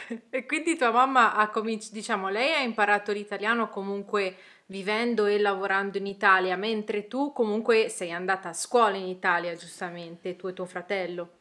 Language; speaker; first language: Italian; native; Italian